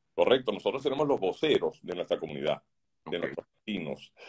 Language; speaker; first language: Spanish; native; Spanish